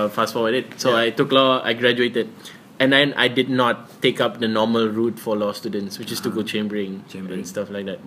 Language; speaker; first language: English; non-native, local second language; Malay